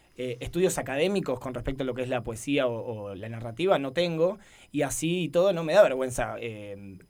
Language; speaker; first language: Spanish; native; Spanish